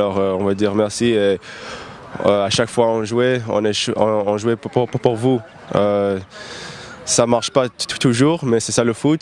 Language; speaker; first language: French; non-native, fluent; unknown